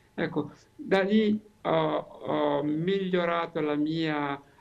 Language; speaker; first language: Italian; native; Italian